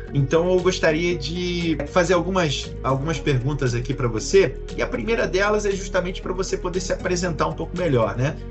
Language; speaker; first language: Portuguese; native; Portuguese